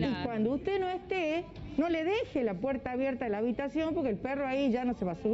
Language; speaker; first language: Spanish; native; Spanish